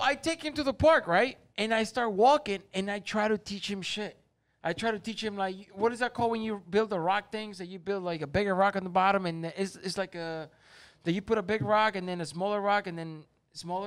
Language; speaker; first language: English; non-native, fluent; Spanish